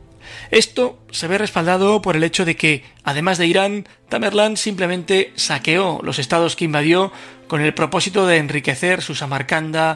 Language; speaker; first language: Spanish; native; Spanish